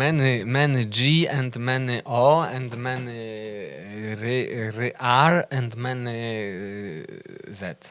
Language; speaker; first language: English; non-native, learner; Polish